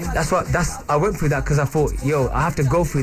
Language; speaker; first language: English; native; English